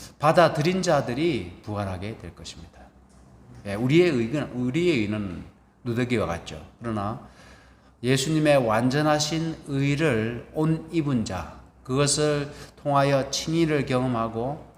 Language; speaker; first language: Korean; native; Korean